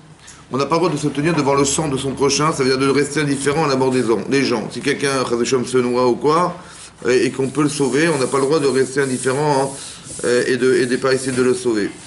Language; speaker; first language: French; native; French